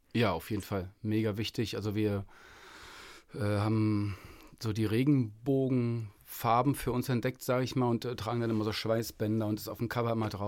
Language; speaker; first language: German; native; German